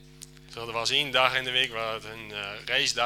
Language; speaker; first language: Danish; non-native, learner; Dutch